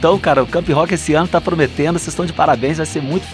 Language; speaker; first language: Portuguese; native; Portuguese